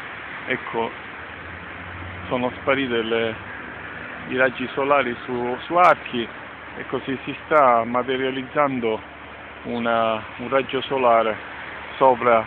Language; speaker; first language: Italian; native; Italian